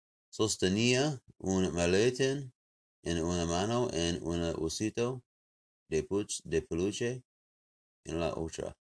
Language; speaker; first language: Spanish; non-native, learner; English